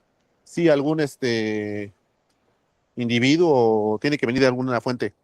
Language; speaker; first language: Spanish; native; Spanish